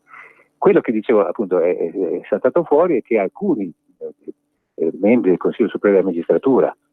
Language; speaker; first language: Italian; native; Italian